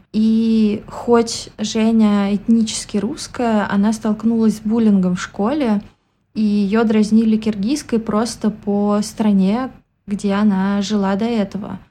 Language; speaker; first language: Russian; native; Russian